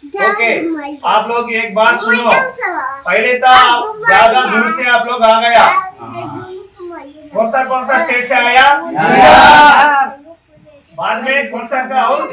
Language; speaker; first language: Hindi; non-native, local second language; Telugu